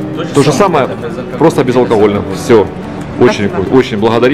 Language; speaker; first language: Russian; native; Russian